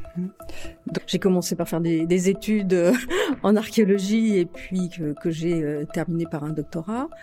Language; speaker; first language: French; native; French